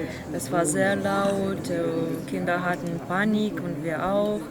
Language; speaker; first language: German; non-native, learner; Ukrainian